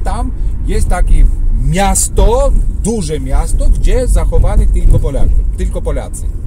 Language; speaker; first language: Polish; non-native, fluent; Georgian